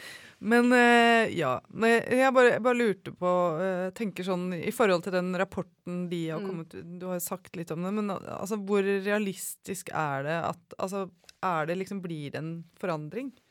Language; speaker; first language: Norwegian; native; Norwegian